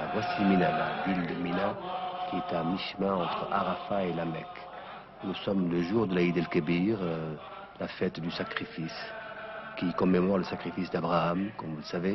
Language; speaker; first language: French; non-native, local second language; Arabic